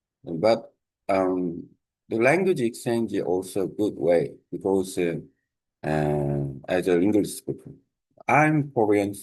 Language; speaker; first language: English; non-native, learner; Korean